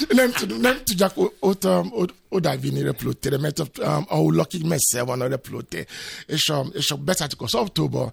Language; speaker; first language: Hungarian; non-native, fluent; Yoruba